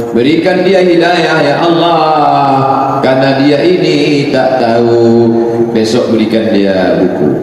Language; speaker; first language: Malay; native; Malay